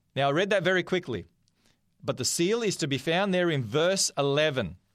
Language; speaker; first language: English; non-native, fluent; Macedonian